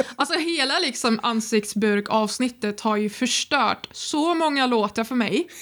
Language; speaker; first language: Swedish; non-native, fluent; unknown